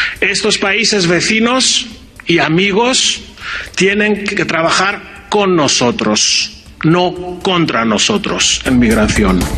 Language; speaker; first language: Spanish; non-native, fluent; Greek